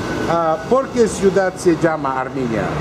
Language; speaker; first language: Spanish; non-native, learner; Russian